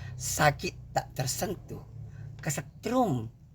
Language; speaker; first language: Indonesian; non-native, local second language; Buginese